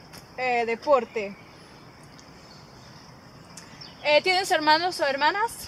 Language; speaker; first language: Spanish; non-native, learner; French